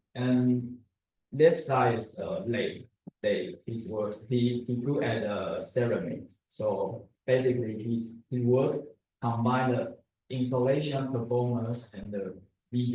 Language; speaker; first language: English; non-native, learner; Chinese